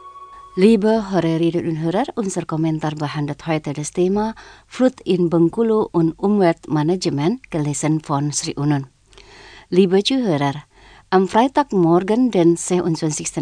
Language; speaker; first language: German; non-native, fluent; Indonesian